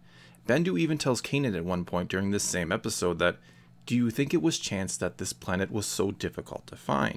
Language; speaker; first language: English; native; English